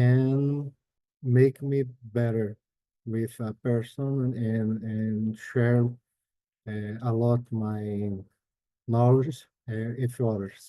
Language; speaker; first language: English; non-native, learner; Portuguese